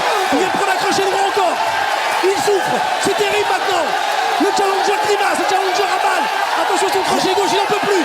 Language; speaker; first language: French; native; French